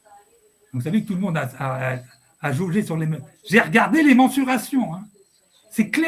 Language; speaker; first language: French; native; French